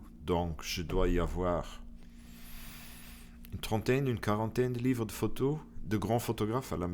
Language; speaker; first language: French; non-native, local second language; Luxembourgish